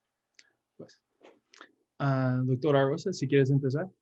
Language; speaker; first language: Spanish; early bilingual, heritage; Spanish